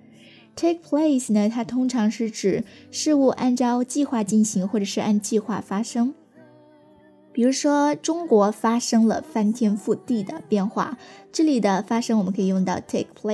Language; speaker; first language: Chinese; native; Chinese